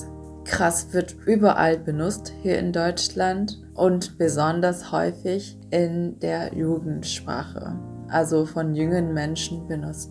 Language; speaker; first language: German; non-native, fluent; Vietnamese